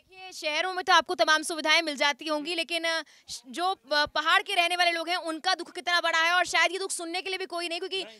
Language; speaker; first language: Hindi; native; Hindi